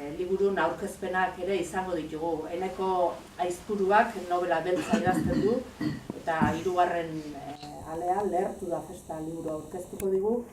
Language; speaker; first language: Basque; native; Basque